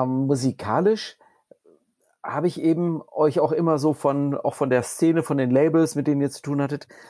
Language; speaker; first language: German; native; German